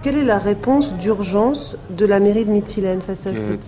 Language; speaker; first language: French; native; French